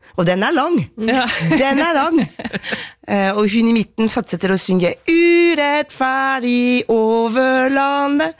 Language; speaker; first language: Norwegian; non-native, fluent; French